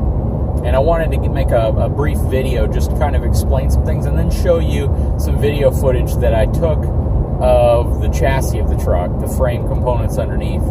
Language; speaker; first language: English; native; English